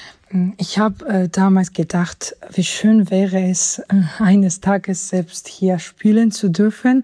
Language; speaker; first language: German; non-native, fluent; Georgian